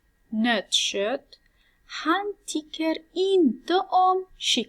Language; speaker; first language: Swedish; non-native, fluent; Persian